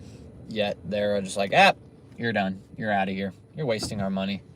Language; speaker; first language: English; native; English